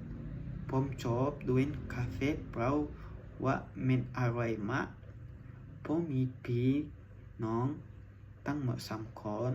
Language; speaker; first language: Thai; non-native, learner; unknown